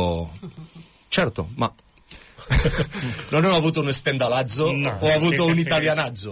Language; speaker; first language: Italian; non-native, fluent; Catalan